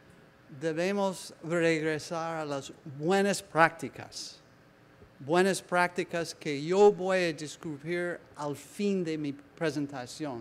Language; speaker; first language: Spanish; non-native, learner; English